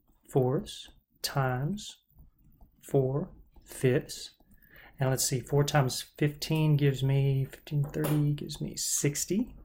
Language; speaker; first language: English; native; English